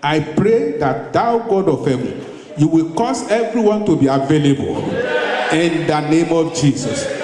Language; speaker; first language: English; non-native, local second language; Yoruba